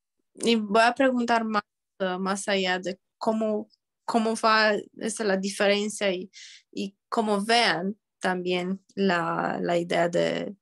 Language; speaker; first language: Spanish; non-native, learner; Romanian